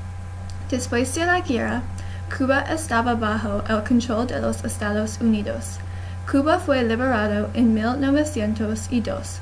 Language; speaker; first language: Spanish; non-native, learner; English